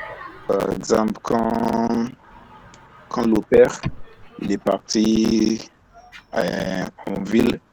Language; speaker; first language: French; non-native, learner; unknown